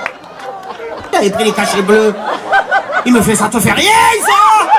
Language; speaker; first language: French; native; French